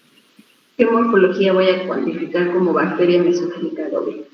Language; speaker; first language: Spanish; native; Spanish